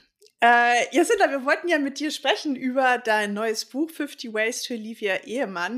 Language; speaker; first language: German; native; German